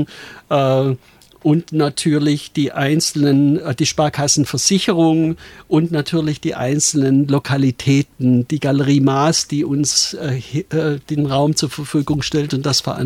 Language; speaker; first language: German; native; German